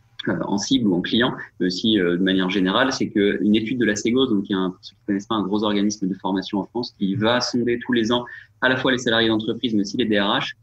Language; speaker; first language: French; native; French